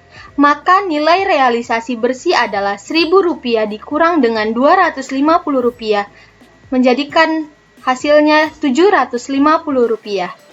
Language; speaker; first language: Indonesian; native; Indonesian